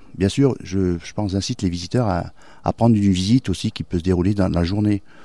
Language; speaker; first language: French; native; French